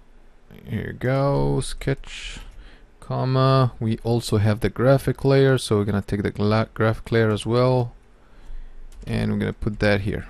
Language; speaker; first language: English; non-native, fluent; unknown